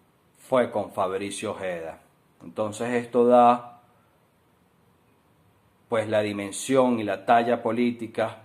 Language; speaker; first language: Spanish; native; Spanish